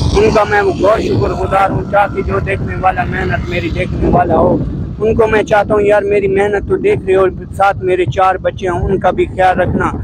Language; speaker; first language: Urdu; non-native, local second language; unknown